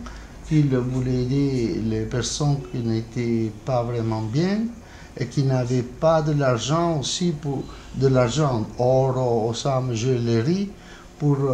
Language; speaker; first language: French; non-native, fluent; Italian